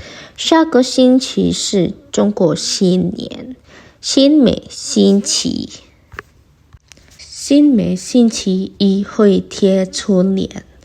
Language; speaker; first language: Chinese; non-native, fluent; Indonesian